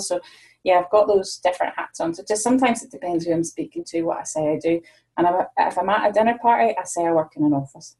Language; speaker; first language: English; native; English